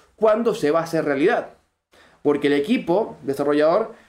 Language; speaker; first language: Spanish; native; Spanish